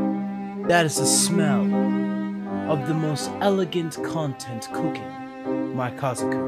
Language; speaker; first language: English; native; English